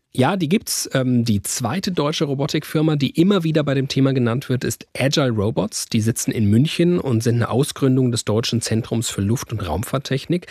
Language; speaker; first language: German; native; German